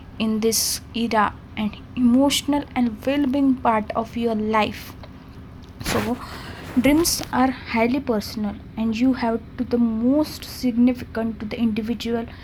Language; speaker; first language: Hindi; non-native, local second language; Marathi